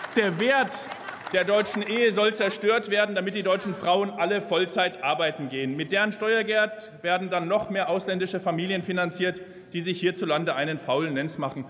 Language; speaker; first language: German; native; German